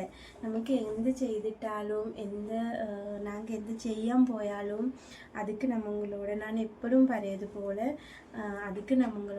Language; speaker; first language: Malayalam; non-native, learner; Tamil